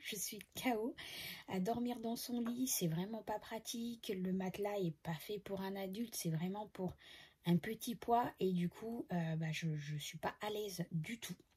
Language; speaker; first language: French; native; French